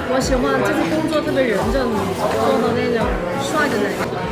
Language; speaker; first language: Chinese; non-native, fluent; Korean